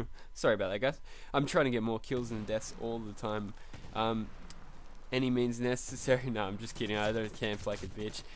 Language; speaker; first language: English; native; English